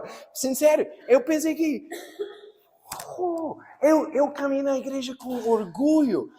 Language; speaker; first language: Portuguese; non-native, fluent; English